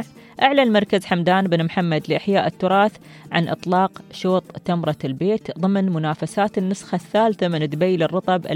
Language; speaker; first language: Arabic; native; Arabic